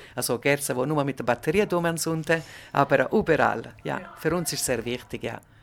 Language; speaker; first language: German; non-native, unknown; Italian